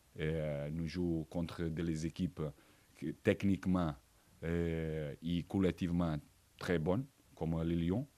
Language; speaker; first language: French; non-native, fluent; Portuguese